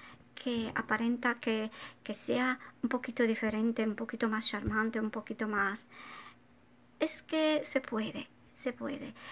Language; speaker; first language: Spanish; non-native, fluent; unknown